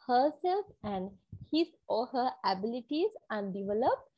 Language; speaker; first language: English; non-native, local second language; Sinhala